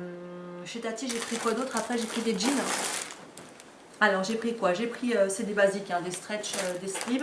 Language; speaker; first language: French; native; French